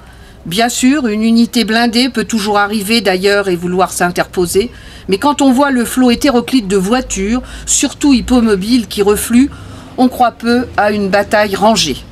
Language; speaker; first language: French; native; French